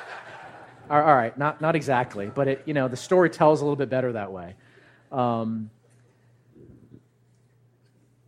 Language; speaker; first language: English; native; English